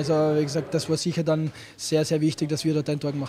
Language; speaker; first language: German; native; German